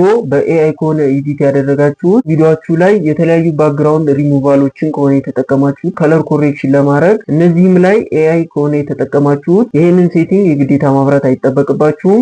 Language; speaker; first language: Amharic; native; Amharic